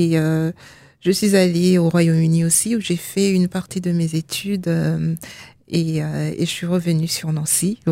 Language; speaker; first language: French; early bilingual, other home language; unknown